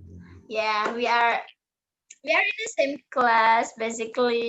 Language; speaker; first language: English; non-native, learner; Indonesian